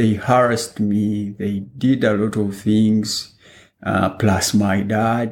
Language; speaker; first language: English; non-native, local second language; Ganda